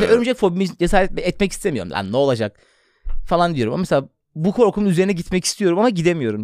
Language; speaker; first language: Turkish; native; Turkish